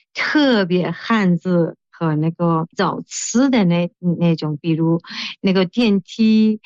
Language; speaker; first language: Chinese; non-native, fluent; Persian